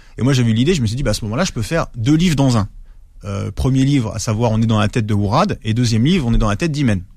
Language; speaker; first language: French; native; French